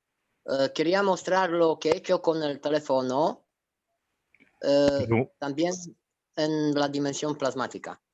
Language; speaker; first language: Spanish; non-native, fluent; Romanian